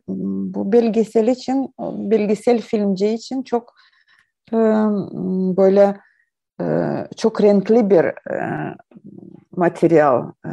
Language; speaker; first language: Turkish; non-native, learner; Ukrainian